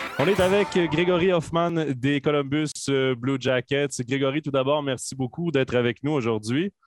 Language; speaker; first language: French; native; French